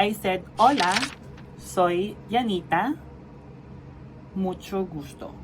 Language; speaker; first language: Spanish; non-native, fluent; Filipino